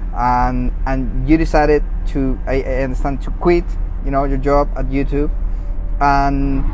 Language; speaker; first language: English; non-native, fluent; Spanish